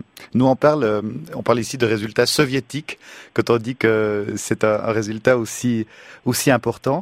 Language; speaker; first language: French; native; French